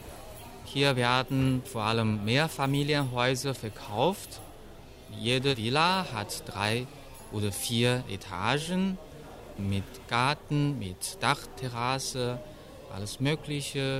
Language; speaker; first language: German; non-native, fluent; Chinese